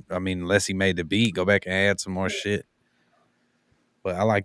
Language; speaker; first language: English; native; English